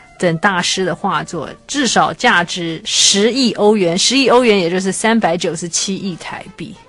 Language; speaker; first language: Chinese; native; Chinese